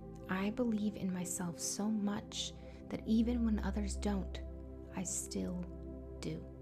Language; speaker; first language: English; early bilingual, other home language; Spanish